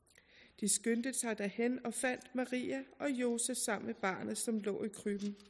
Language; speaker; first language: Danish; native; Danish